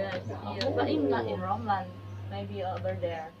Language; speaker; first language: English; non-native, learner; Indonesian